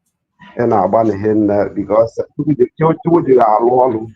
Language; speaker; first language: Igbo; native; Igbo